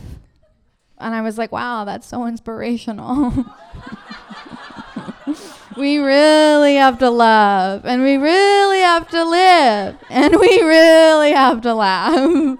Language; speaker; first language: English; native; English